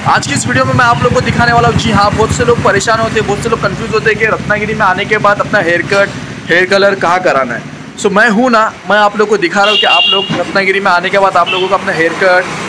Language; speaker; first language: Hindi; non-native, local second language; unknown